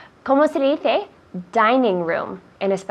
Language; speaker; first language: Spanish; non-native, fluent; English